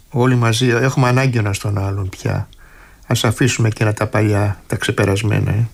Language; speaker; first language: Greek; native; Greek